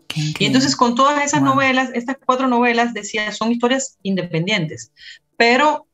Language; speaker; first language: Spanish; native; Spanish